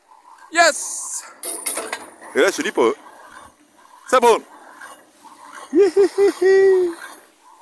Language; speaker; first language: French; native; French